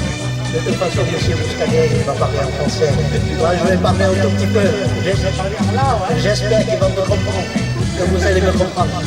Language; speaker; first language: French; non-native, fluent; Lao